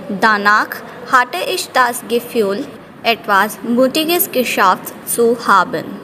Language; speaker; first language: German; non-native, fluent; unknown